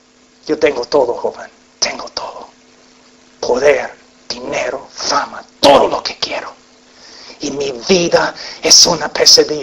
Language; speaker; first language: Spanish; non-native, fluent; English